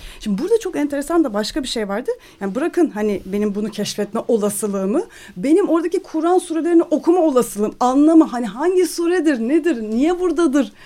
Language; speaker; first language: Turkish; native; Turkish